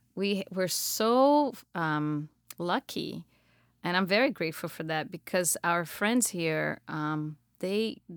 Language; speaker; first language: English; non-native, fluent; Portuguese